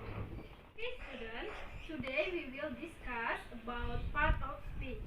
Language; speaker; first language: English; non-native, learner; Indonesian